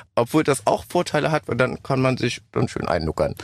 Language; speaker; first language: German; native; German